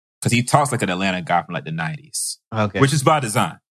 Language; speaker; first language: English; native; English